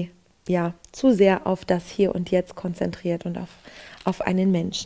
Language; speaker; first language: German; native; German